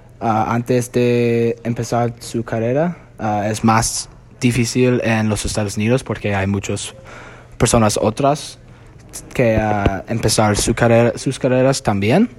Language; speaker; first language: Spanish; non-native, learner; English